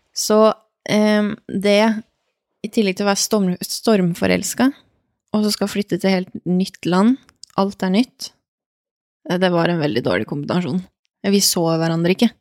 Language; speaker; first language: Norwegian; early bilingual, other home language; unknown